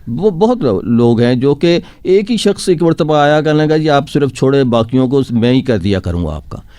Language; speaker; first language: Urdu; non-native, local second language; Punjabi